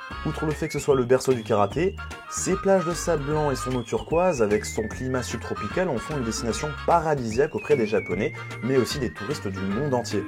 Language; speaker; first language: French; native; French